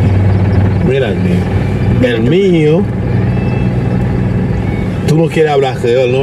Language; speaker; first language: Spanish; non-native, fluent; Haitian Creole